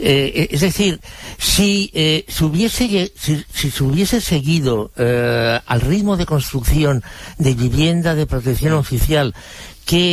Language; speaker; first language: Spanish; native; Spanish